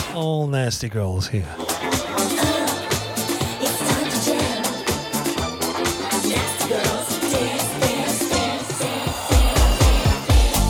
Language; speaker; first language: English; non-native, fluent; Swiss German